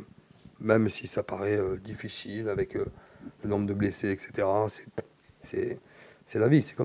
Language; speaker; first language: French; native; French